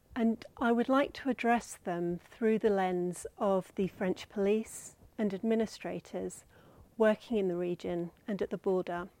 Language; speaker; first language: English; native; English